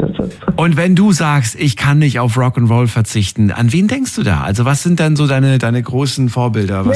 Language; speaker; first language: German; native; German